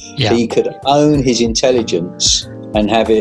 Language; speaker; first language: English; native; English